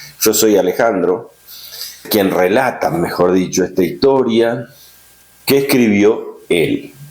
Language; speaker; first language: Spanish; native; Spanish